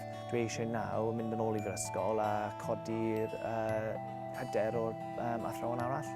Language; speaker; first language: Welsh; non-native, local second language; English